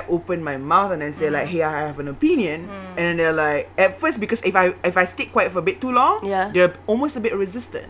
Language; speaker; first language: English; non-native, local second language; Malay